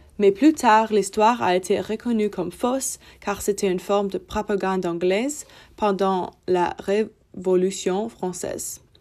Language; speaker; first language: French; non-native, learner; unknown